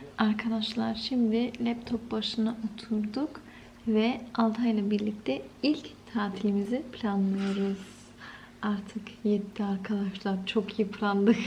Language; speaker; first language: Turkish; early bilingual, heritage; Turkish